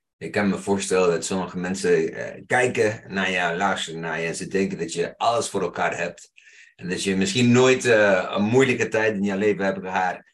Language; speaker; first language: Dutch; non-native, fluent; English